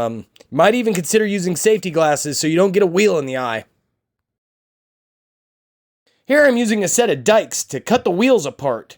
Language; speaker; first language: English; native; English